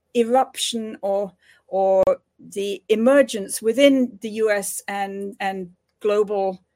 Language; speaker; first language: English; native; English